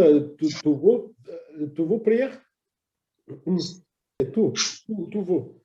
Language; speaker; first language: French; non-native, learner; English